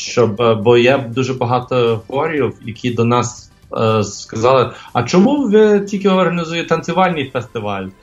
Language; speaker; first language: Ukrainian; early bilingual, heritage; English